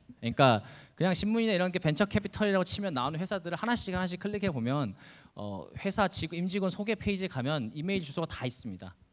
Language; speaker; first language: Korean; native; Korean